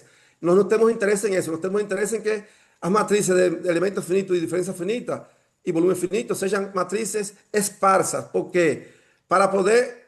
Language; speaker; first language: Portuguese; non-native, fluent; Spanish